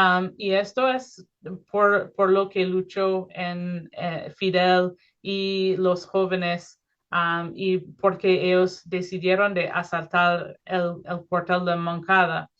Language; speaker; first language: Spanish; non-native, fluent; English